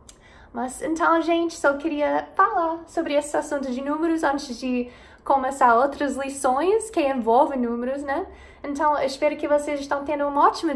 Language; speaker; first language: Portuguese; non-native, fluent; English